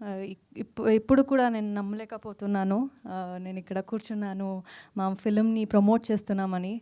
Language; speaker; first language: Telugu; non-native, fluent; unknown